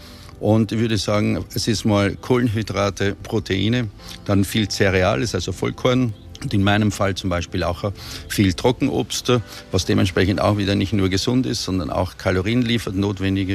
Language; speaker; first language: German; native; German